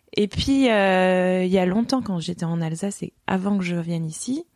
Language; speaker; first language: French; native; French